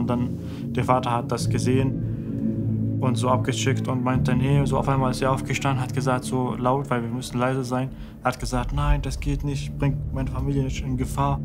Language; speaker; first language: German; non-native, fluent; Arabic